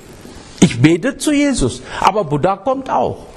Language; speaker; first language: German; non-native, fluent; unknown